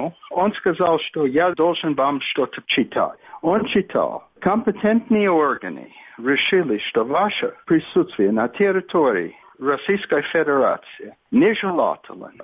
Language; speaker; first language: Russian; non-native, fluent; English